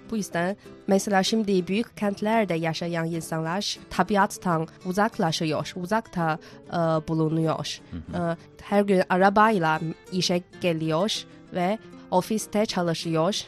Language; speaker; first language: Turkish; non-native, fluent; Chinese